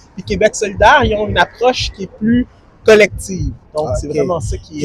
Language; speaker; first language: French; native; French